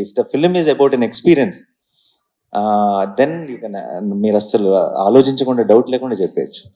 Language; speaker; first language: Telugu; native; Telugu